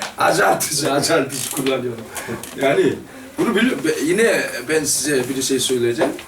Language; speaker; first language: Turkish; non-native, fluent; Korean